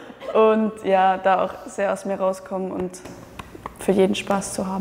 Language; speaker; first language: German; native; German